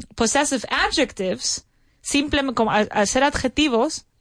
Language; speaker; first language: Spanish; non-native, fluent; English